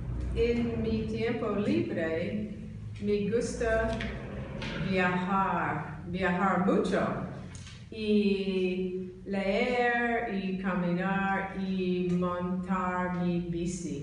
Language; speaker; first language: Spanish; non-native, learner; English